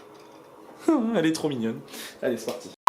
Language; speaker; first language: French; native; French